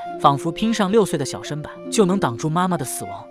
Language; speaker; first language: Chinese; native; Chinese